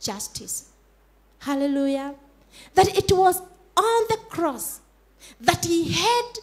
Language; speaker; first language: English; non-native, local second language; Swahili